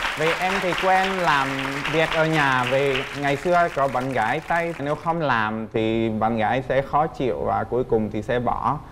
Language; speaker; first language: Vietnamese; non-native, fluent; Czech